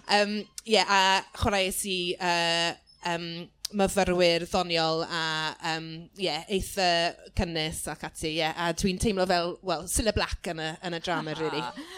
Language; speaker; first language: Welsh; non-native, local second language; English